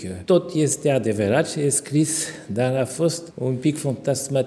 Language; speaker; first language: Romanian; non-native, fluent; French